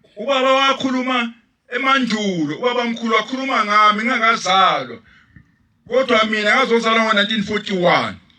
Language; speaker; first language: Zulu; native; Zulu